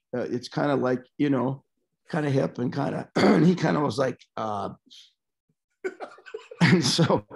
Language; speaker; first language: English; native; English